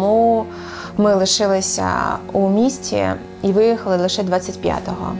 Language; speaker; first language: Ukrainian; native; Ukrainian